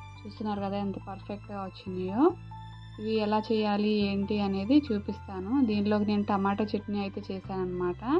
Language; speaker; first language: Telugu; native; Telugu